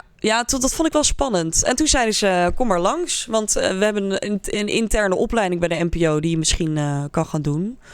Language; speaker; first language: Dutch; native; Dutch